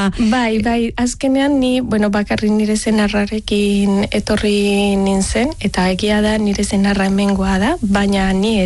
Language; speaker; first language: Basque; non-native, learner; Spanish